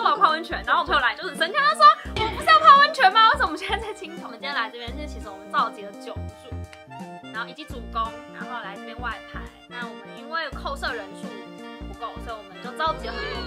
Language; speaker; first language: Chinese; native; Chinese